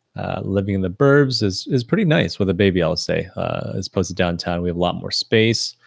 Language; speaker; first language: English; early bilingual, other home language; Chinese